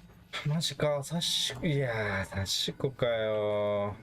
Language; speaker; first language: Japanese; native; Japanese